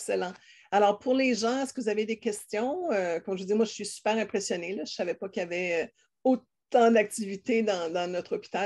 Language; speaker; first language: French; native; French